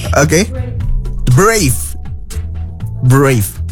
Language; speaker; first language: English; non-native, fluent; Indonesian